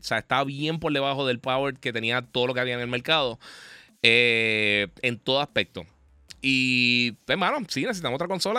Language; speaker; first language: Spanish; native; Spanish